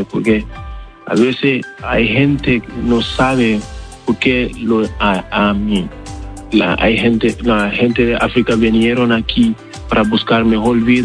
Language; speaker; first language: Spanish; non-native, learner; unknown